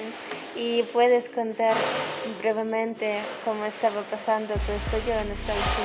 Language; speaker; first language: Spanish; non-native, learner; Ukrainian